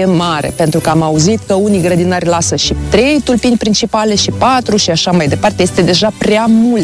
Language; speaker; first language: Romanian; native; Romanian